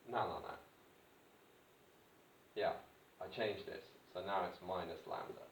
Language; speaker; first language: English; native; English